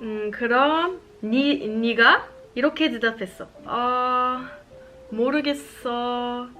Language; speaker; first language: Korean; non-native, learner; French